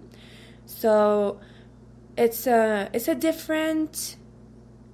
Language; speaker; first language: English; non-native, fluent; French